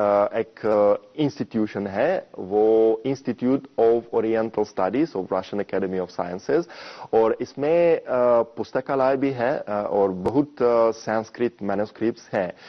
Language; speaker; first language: Hindi; non-native, fluent; Russian